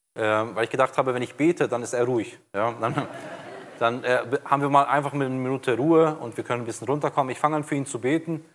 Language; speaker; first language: German; non-native, fluent; Portuguese